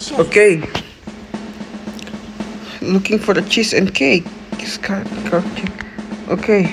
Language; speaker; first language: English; non-native, learner; Indonesian